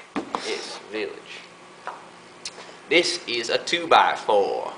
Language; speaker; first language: English; native; English